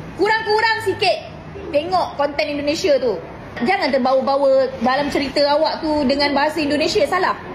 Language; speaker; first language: Malay; native; Malay